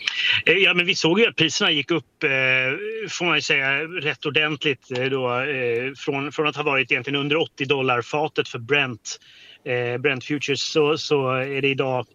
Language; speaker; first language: Swedish; native; Swedish